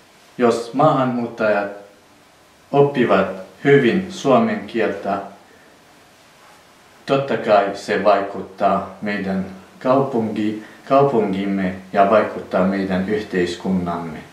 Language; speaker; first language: Finnish; non-native, fluent; Central Kurdish